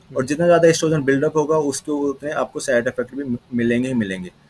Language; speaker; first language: Hindi; native; Hindi